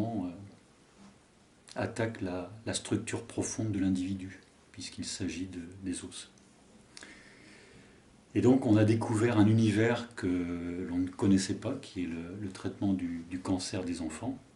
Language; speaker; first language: French; native; French